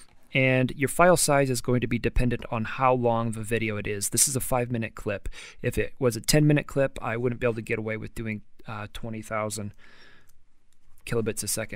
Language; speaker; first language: English; native; English